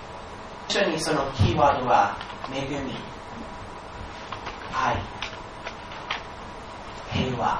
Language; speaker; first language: Japanese; non-native, fluent; English